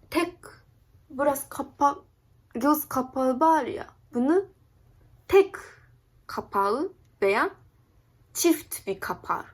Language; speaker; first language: Turkish; non-native, learner; Japanese